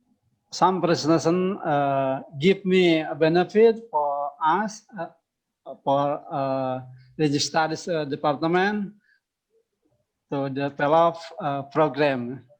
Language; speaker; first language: English; non-native, local second language; Indonesian